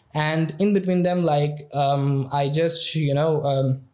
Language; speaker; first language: English; non-native, local second language; Urdu